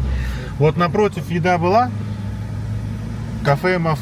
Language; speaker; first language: Russian; native; Russian